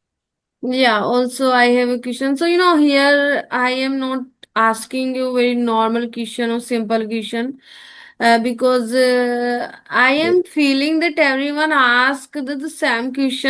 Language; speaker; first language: English; non-native, learner; Hindi